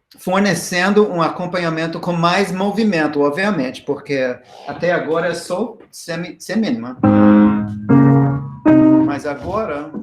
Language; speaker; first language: Portuguese; non-native, fluent; English